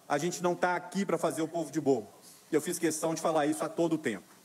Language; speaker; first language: Portuguese; native; Portuguese